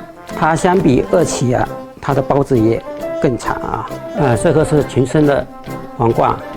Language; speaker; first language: Chinese; native; Chinese